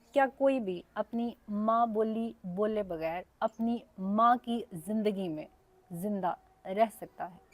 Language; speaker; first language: Urdu; non-native, local second language; Punjabi